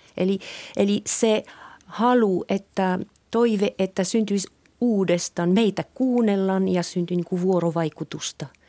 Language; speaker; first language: Finnish; non-native, fluent; French